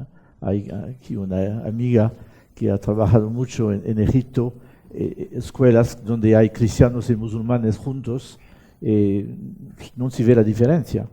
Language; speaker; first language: Spanish; non-native, fluent; French